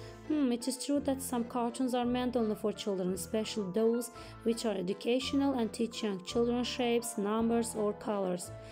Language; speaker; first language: English; non-native, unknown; Azerbaijani